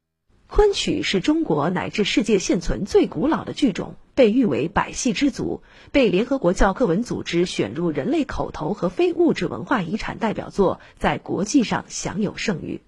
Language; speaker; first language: Chinese; native; Chinese